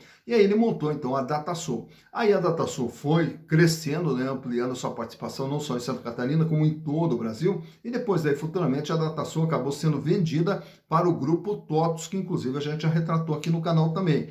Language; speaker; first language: Portuguese; native; Portuguese